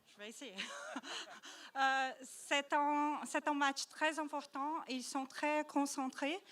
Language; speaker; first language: French; non-native, learner; Portuguese